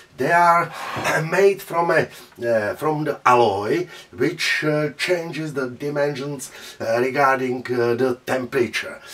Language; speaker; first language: English; non-native, fluent; Czech